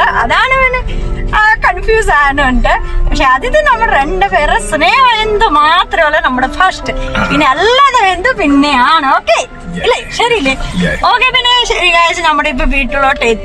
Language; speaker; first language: Malayalam; non-native, local second language; Hindi